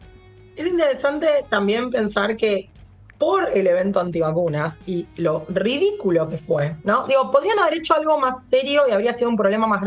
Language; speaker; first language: Spanish; native; Spanish